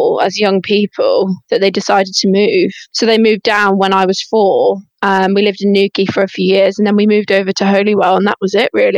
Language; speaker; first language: English; native; English